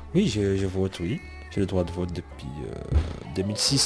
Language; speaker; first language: French; non-native, local second language; Rundi